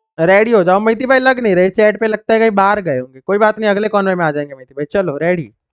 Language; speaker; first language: Hindi; native; Hindi